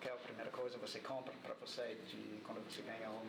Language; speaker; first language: Portuguese; non-native, learner; English